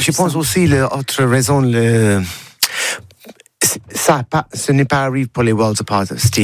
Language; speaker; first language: French; non-native, learner; English